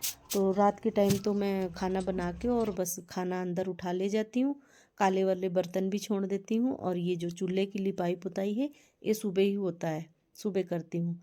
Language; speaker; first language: Hindi; native; Hindi